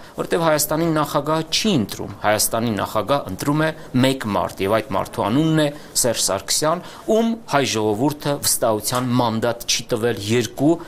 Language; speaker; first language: Armenian; native; Armenian